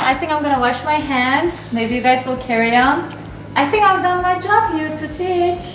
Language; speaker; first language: English; non-native, fluent; Turkish